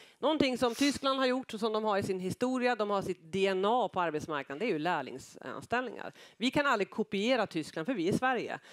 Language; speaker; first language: Swedish; native; Swedish